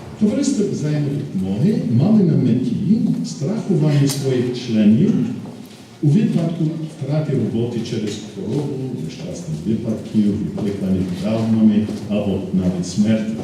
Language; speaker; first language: Ukrainian; non-native, fluent; English